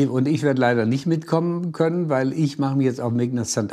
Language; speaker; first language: German; native; German